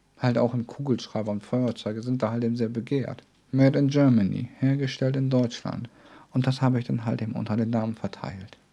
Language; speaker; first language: German; native; German